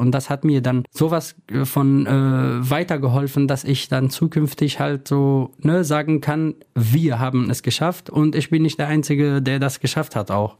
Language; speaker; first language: German; non-native, fluent; Kurdish